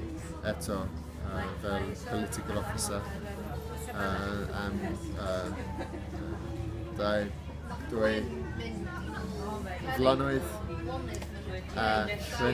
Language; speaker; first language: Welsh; non-native, learner; English